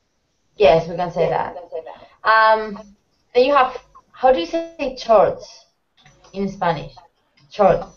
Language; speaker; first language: English; non-native, fluent; Spanish